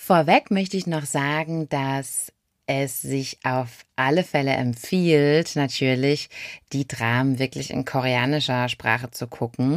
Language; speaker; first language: German; native; German